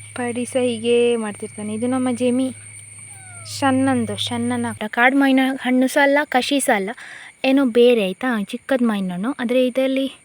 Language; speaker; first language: Kannada; non-native, local second language; Konkani